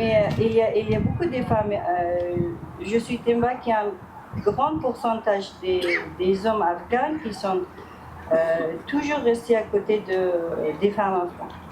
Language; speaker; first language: French; non-native, fluent; Persian